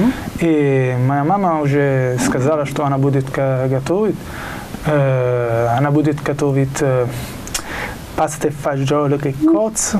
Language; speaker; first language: Russian; non-native, learner; Italian